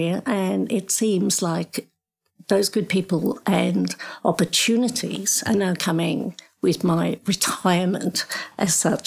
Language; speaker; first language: English; native; English